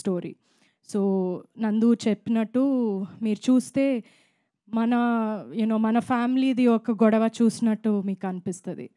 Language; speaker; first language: Telugu; non-native, local second language; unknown